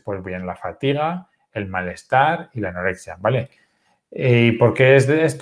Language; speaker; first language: Spanish; native; Spanish